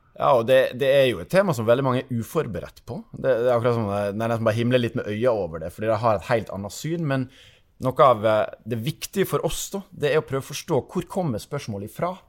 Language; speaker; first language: Norwegian; native; Norwegian